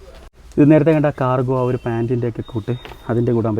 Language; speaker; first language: Malayalam; native; Malayalam